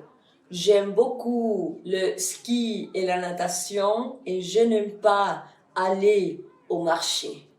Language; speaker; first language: French; non-native, fluent; Spanish